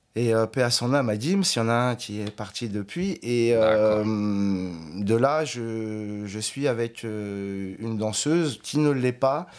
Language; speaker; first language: French; native; French